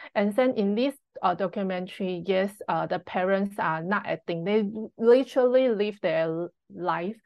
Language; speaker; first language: English; non-native, fluent; Chinese